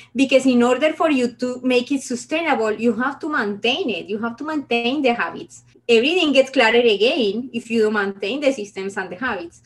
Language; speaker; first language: English; non-native, fluent; Spanish